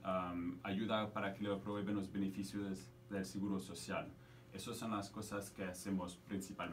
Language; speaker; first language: Spanish; non-native, fluent; French